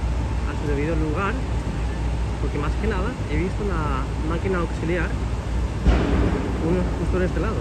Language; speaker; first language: Spanish; native; Spanish